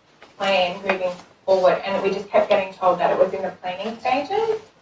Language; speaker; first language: English; native; English